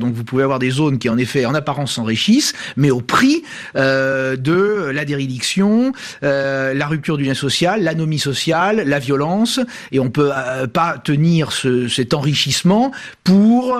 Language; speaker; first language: French; native; French